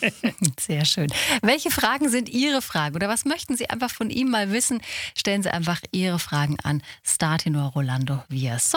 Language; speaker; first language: German; native; German